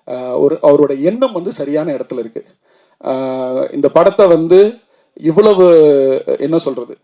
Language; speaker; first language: Tamil; native; Tamil